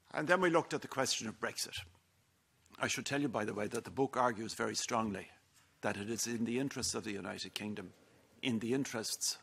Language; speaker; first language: English; native; English